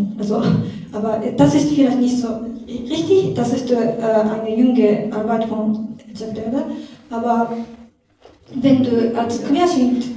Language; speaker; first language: German; non-native, learner; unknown